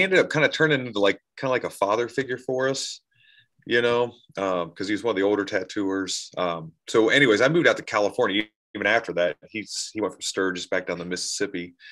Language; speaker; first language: English; native; English